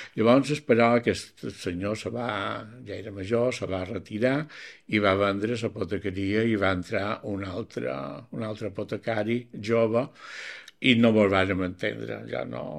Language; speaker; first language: Catalan; native; Catalan